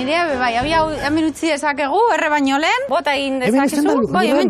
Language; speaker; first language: Basque; non-native, local second language; Spanish